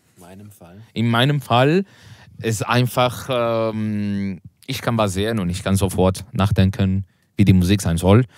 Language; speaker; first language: German; non-native, learner; Spanish